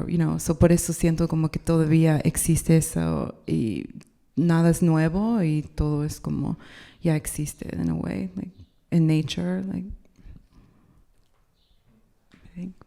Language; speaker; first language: Spanish; non-native, learner; English